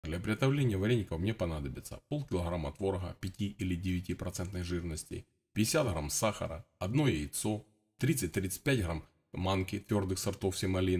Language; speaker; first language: Russian; native; Russian